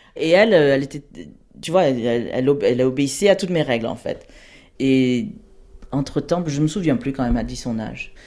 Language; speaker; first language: French; native; French